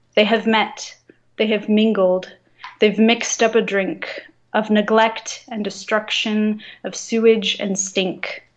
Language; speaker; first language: English; native; English